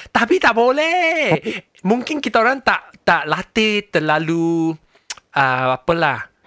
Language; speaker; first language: Malay; non-native, local second language; Min Nan Chinese